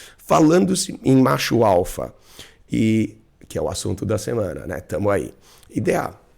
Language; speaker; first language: Portuguese; non-native, fluent; English